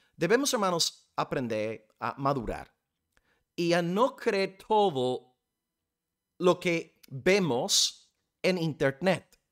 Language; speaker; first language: Spanish; non-native, fluent; English